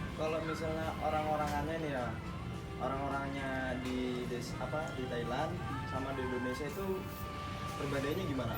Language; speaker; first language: Indonesian; native; Indonesian